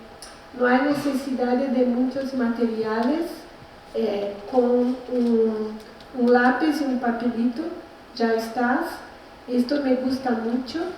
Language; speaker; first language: Spanish; non-native, learner; Portuguese